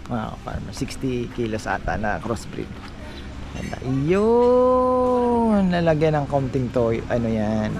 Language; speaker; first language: Filipino; non-native, local second language; Pampanga